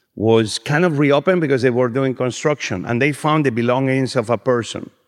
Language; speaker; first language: English; non-native, fluent; Spanish